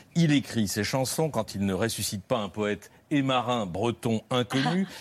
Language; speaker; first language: French; native; French